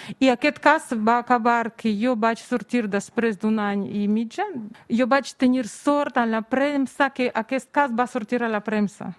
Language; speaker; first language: Catalan; non-native, fluent; Russian